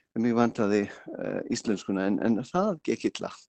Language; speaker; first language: Icelandic; non-native, fluent; German